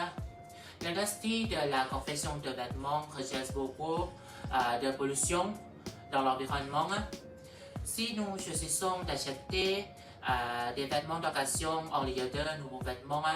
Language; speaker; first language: French; non-native, learner; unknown